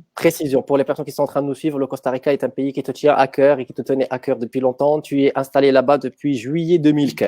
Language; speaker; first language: French; native; French